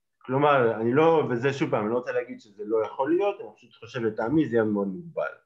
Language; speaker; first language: Hebrew; native; Hebrew